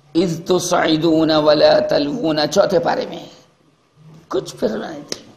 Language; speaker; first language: Urdu; native; Urdu